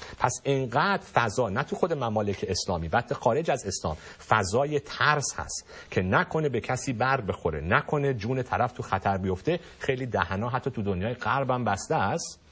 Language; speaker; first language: Persian; native; Persian